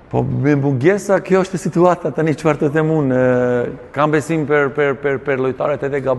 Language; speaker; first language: Albanian; non-native, learner; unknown